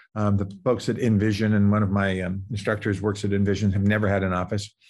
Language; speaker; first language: English; native; English